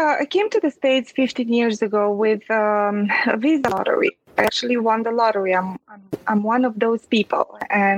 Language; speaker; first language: English; non-native, fluent; Romanian